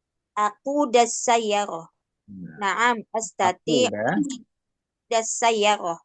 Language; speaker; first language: Arabic; non-native, learner; Indonesian